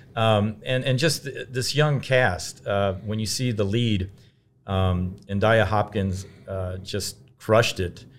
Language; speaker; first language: English; native; English